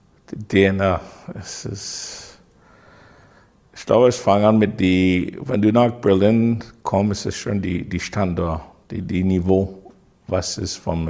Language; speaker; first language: German; non-native, fluent; English